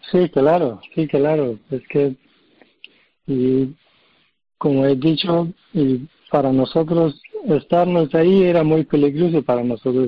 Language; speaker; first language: Spanish; non-native, learner; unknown